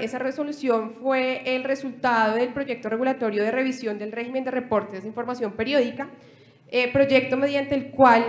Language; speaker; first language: Spanish; native; Spanish